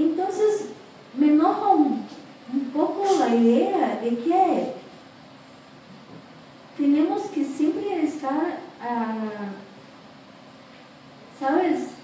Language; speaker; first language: Spanish; non-native, fluent; Portuguese